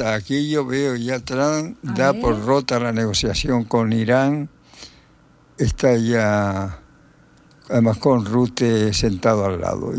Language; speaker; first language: Spanish; native; Spanish